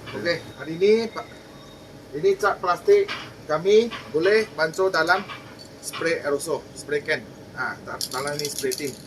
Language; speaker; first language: Malay; non-native, local second language; Min Nan Chinese